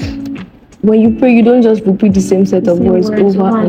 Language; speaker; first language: English; non-native, local second language; Yoruba